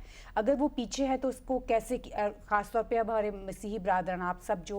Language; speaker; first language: Urdu; native; Urdu